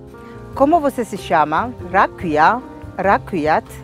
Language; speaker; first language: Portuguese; non-native, fluent; Georgian